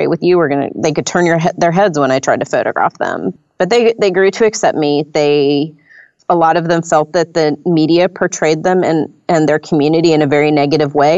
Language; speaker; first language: English; native; English